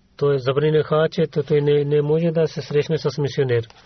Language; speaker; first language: Bulgarian; non-native, learner; Urdu